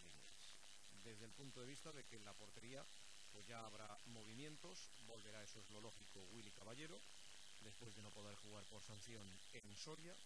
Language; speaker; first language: Spanish; native; Spanish